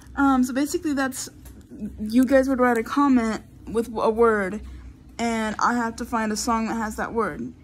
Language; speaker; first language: English; native; English